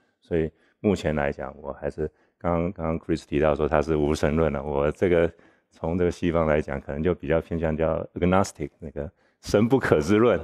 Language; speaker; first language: Chinese; native; Chinese